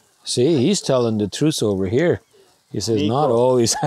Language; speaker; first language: English; native; English